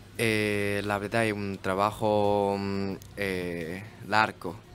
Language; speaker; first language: Spanish; non-native, learner; Chinese